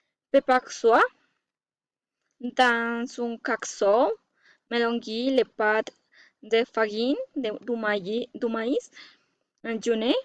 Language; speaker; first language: French; non-native, learner; Spanish